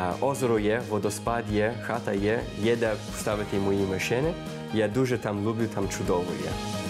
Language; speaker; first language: Ukrainian; early bilingual, heritage; Ukrainian